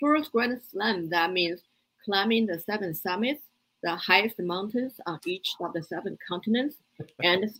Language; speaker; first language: English; non-native, fluent; Chinese